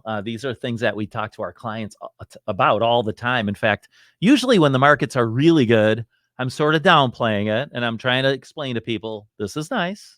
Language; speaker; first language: English; native; English